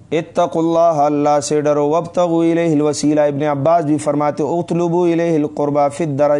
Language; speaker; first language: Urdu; non-native, local second language; Pashto